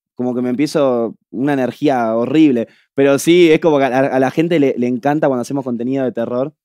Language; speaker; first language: Spanish; native; Spanish